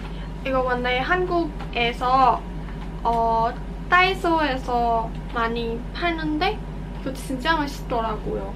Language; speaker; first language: Korean; non-native, learner; Cantonese